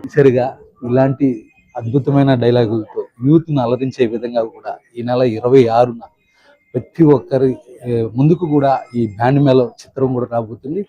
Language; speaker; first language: Telugu; native; Telugu